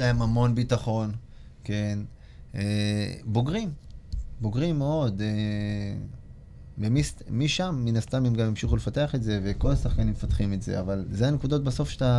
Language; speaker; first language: Hebrew; native; Hebrew